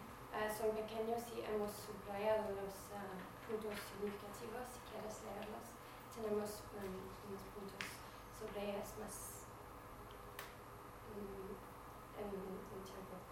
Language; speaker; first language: Spanish; non-native, fluent; English